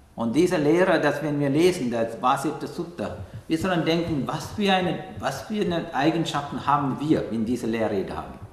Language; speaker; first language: German; non-native, fluent; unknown